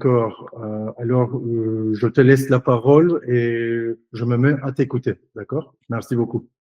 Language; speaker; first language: French; non-native, fluent; Turkish